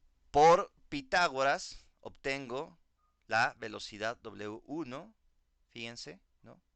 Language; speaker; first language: Spanish; native; Spanish